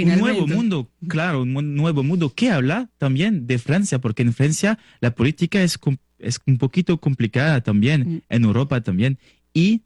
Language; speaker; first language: Spanish; non-native, learner; French